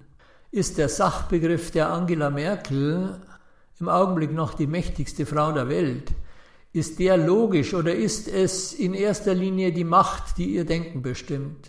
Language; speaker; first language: German; native; German